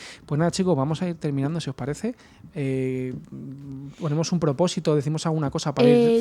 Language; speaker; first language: Spanish; native; Spanish